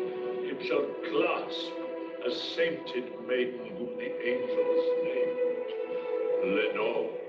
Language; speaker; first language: English; native; English